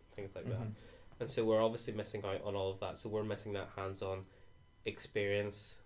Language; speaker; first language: English; native; English